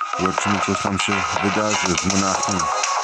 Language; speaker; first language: Polish; early bilingual, heritage; Polish